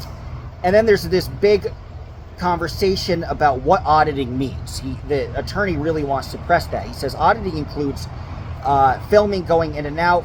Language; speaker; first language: English; native; English